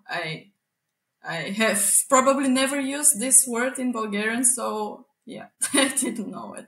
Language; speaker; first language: English; non-native, fluent; Bulgarian